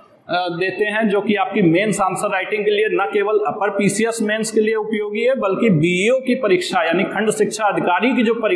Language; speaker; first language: Hindi; native; Hindi